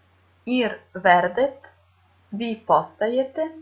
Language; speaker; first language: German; non-native, fluent; Serbian